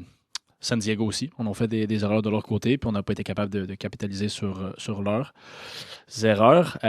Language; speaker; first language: French; native; French